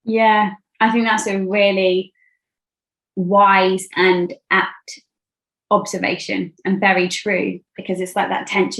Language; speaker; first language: English; native; English